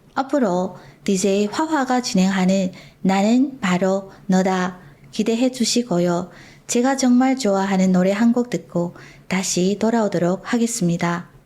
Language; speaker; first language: Korean; early bilingual, heritage; Korean